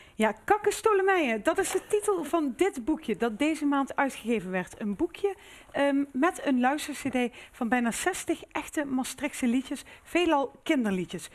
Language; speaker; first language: Dutch; native; Dutch